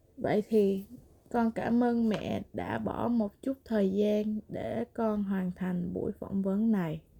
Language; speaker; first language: Vietnamese; early bilingual, other home language; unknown